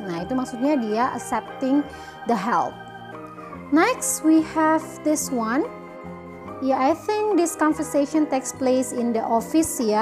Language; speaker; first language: English; non-native, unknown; Indonesian